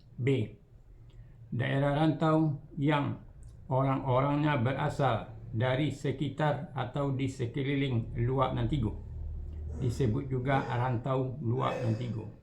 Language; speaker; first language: Malay; non-native, local second language; Minangkabau